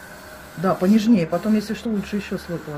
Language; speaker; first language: Russian; native; Russian